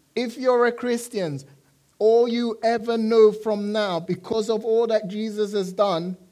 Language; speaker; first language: English; native; English